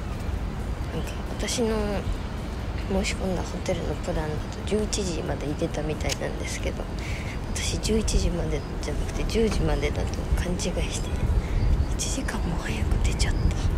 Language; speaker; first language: Japanese; native; Japanese